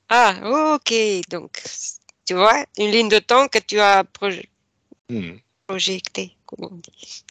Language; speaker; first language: French; non-native, fluent; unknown